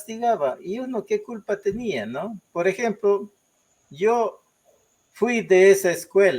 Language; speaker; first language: Spanish; non-native, local second language; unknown